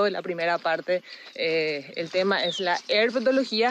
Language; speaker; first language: Spanish; native; Spanish